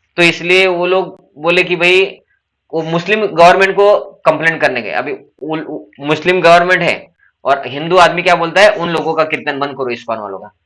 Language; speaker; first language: Hindi; non-native, local second language; Marathi